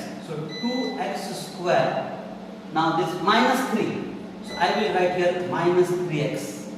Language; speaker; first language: English; non-native, local second language; Marathi